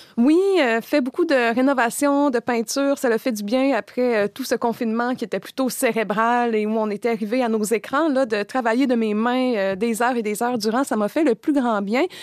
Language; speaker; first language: French; native; French